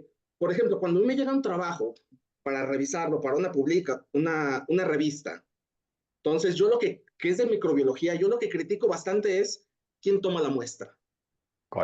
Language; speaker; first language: Spanish; native; Spanish